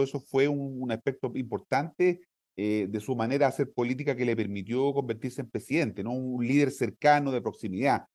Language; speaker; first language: Spanish; native; Spanish